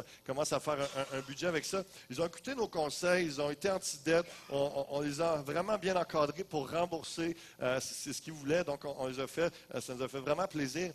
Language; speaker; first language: French; native; French